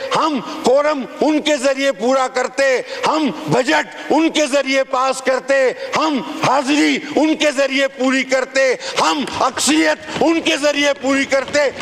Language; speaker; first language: Urdu; non-native, local second language; Sindhi